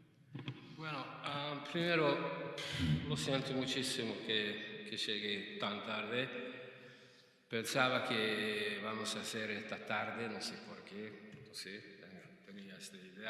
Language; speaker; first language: Spanish; non-native, fluent; Hungarian